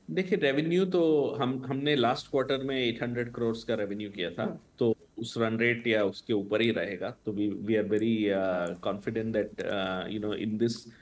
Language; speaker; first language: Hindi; non-native, local second language; Tamil